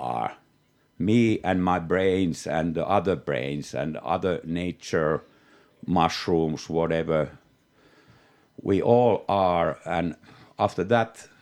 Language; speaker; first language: English; non-native, learner; Finnish